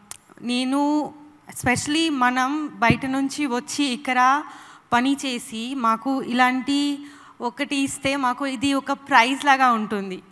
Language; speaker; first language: Telugu; non-native, local second language; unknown